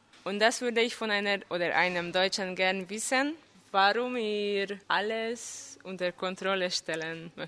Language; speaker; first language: German; non-native, fluent; Hungarian